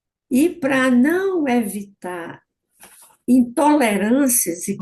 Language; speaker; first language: Portuguese; native; Portuguese